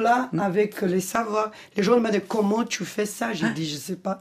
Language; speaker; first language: French; non-native, fluent; Georgian